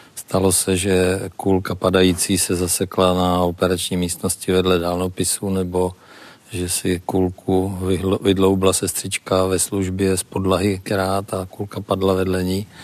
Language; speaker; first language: Czech; native; Czech